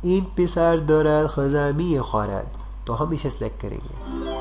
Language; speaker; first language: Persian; non-native, learner; Urdu